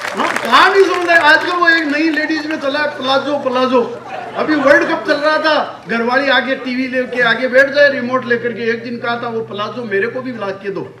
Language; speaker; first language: Hindi; non-native, local second language; Marwari